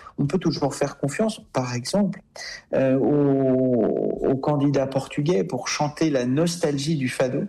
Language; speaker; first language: French; native; French